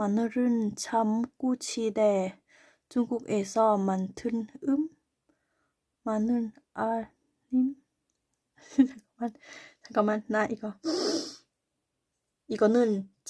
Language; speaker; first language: Korean; non-native, learner; Thai